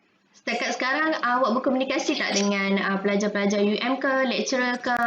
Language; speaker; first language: Malay; native; Malay